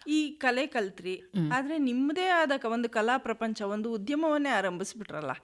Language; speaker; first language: Kannada; native; Kannada